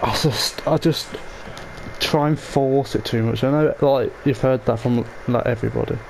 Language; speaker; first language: English; native; English